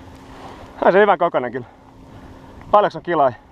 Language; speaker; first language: Finnish; native; Finnish